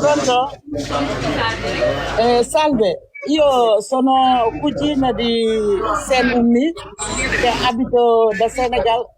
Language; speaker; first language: Italian; non-native, learner; Wolof